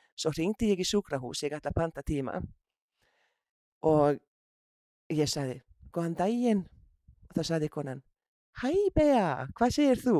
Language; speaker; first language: Icelandic; non-native, learner; Hungarian